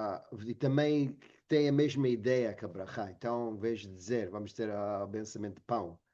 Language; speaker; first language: Portuguese; non-native, fluent; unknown